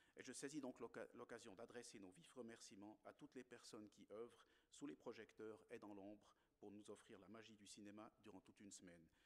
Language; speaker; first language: French; native; French